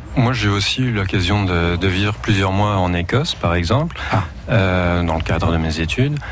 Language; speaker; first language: French; native; French